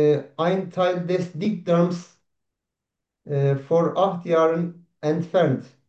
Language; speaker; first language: German; non-native, learner; Turkish